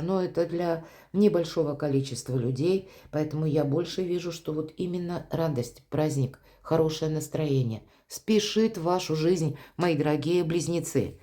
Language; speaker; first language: Russian; native; Russian